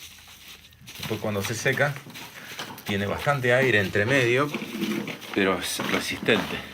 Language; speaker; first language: Spanish; native; Spanish